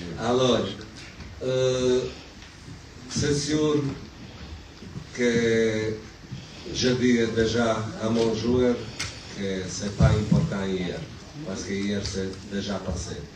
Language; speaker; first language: French; non-native, learner; Bosnian